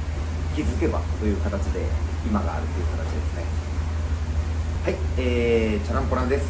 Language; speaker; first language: Japanese; native; Japanese